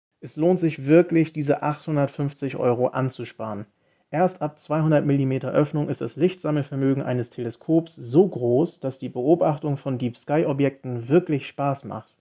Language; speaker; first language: German; native; German